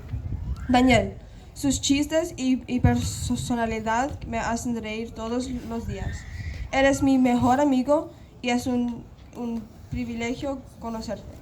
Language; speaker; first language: Spanish; non-native, local second language; English